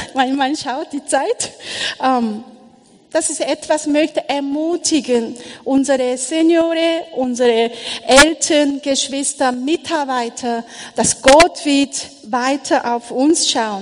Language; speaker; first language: German; non-native, learner; Korean